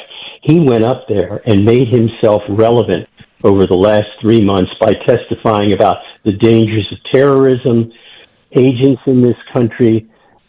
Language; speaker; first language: English; native; English